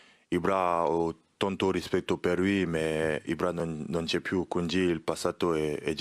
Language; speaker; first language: Italian; non-native, fluent; French